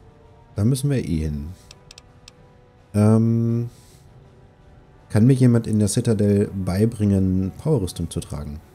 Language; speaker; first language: German; native; German